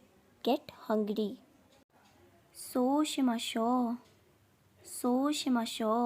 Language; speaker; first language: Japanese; non-native, fluent; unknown